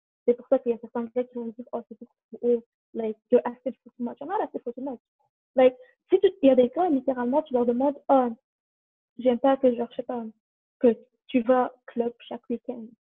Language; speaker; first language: French; early bilingual, heritage; French